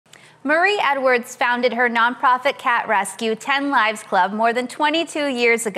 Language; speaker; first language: English; native; English